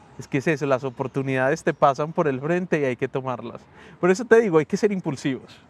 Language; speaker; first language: Spanish; native; Spanish